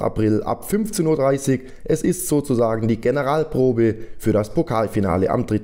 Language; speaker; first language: German; native; German